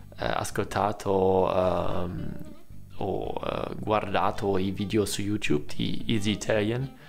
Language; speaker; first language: Italian; non-native, learner; German